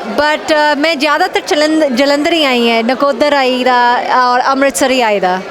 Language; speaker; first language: Punjabi; early bilingual, heritage; Punjabi